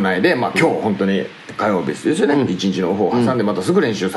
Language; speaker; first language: Japanese; native; Japanese